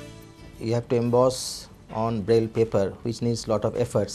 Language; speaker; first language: English; non-native, local second language; Bangla